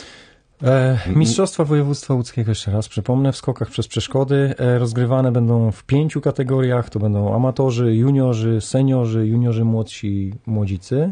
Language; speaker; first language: Polish; native; Polish